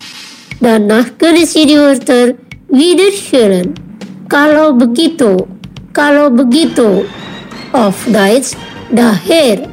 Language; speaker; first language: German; non-native, fluent; Indonesian